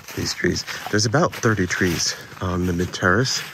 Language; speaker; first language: English; native; English